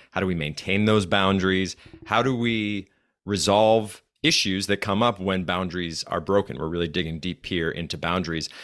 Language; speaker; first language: English; native; English